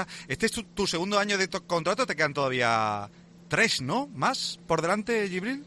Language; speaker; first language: Spanish; native; Spanish